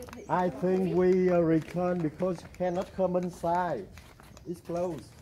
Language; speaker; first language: English; non-native, learner; Vietnamese